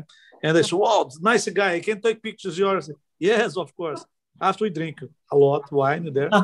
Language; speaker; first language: English; non-native, learner; Portuguese